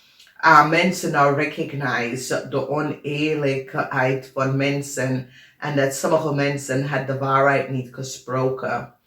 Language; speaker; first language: Dutch; non-native, learner; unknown